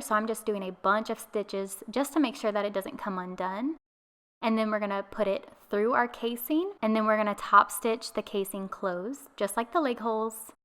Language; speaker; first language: English; native; English